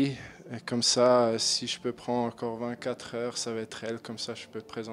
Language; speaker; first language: French; non-native, learner; German